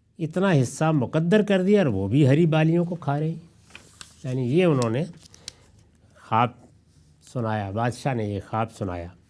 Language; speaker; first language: Urdu; non-native, local second language; Punjabi